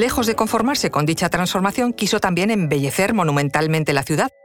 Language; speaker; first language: Spanish; native; Spanish